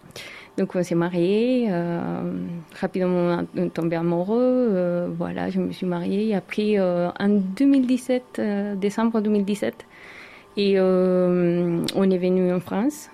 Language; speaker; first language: French; non-native, fluent; Spanish